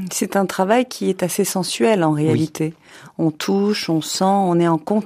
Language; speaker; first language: French; native; French